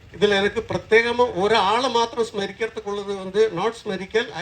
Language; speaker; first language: Malayalam; non-native, local second language; Tamil